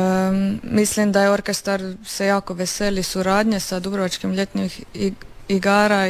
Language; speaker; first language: Serbian; native; Serbian